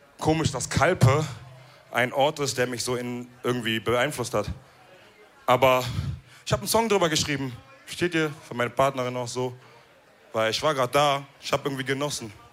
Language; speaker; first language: German; early bilingual, other home language; Wolof